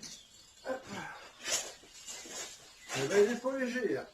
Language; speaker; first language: French; native; French